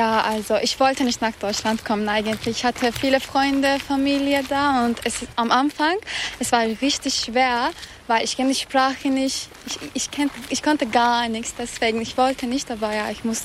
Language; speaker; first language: German; non-native, local second language; Turkish